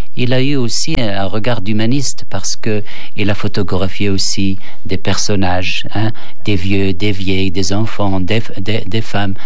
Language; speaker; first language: French; non-native, local second language; Berber languages